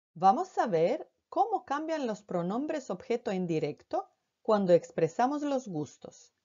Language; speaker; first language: Spanish; non-native, fluent; Croatian